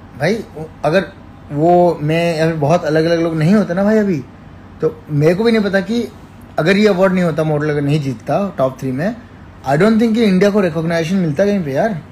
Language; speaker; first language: Hindi; native; Hindi